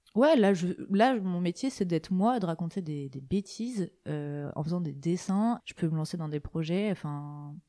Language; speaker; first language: French; native; French